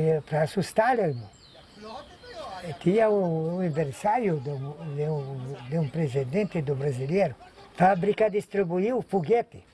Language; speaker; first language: Portuguese; non-native, local second language; Polish